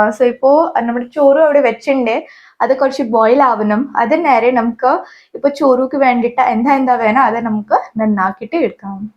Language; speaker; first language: Malayalam; non-native, fluent; Hindi